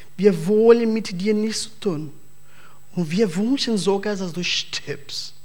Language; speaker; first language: German; non-native, fluent; Portuguese